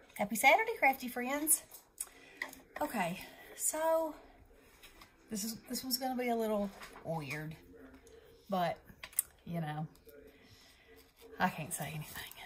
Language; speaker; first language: English; native; English